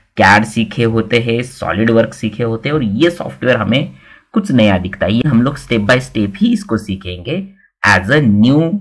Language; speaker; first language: Hindi; non-native, local second language; Marathi